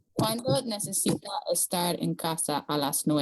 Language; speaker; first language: Spanish; non-native, fluent; English